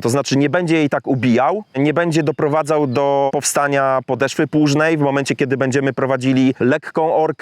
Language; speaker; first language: Polish; native; Polish